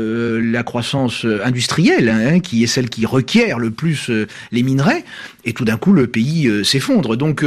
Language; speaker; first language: French; native; French